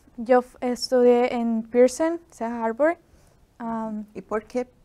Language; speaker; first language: Spanish; native; Spanish